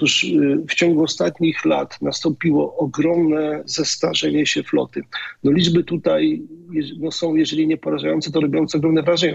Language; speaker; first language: Polish; native; Polish